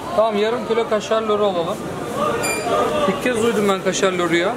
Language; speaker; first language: Turkish; native; Turkish